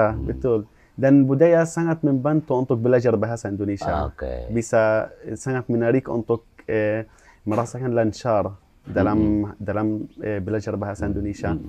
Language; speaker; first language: Indonesian; non-native, fluent; Arabic